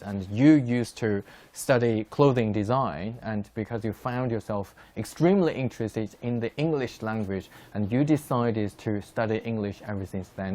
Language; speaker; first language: English; non-native, fluent; Chinese